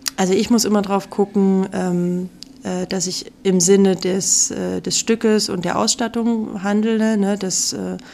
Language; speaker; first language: German; native; German